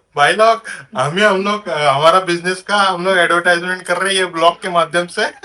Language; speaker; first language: Hindi; non-native, local second language; Marathi